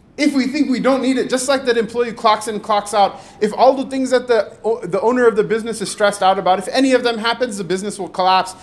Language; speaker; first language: English; native; English